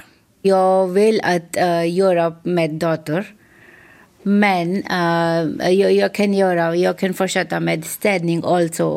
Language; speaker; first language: Swedish; non-native, learner; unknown